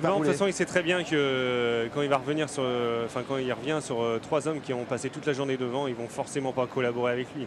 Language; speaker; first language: French; native; French